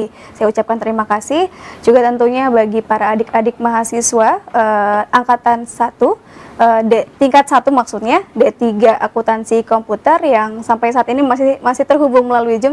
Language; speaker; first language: Indonesian; native; Indonesian